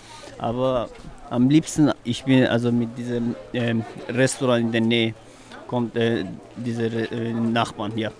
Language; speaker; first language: German; non-native, fluent; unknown